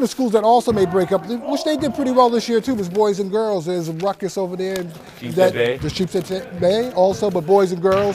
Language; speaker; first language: English; native; English